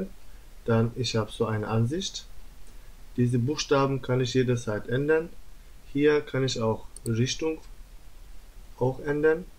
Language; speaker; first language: German; non-native, learner; Turkish